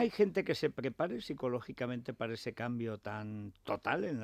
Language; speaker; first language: Spanish; native; Spanish